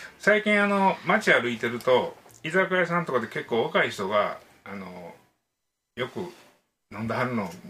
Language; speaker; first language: Japanese; native; Japanese